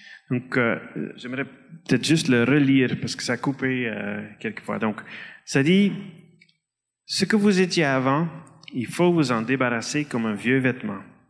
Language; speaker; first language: French; non-native, fluent; Dutch